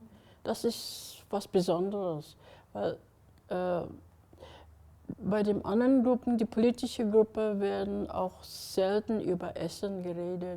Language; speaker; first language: German; non-native, fluent; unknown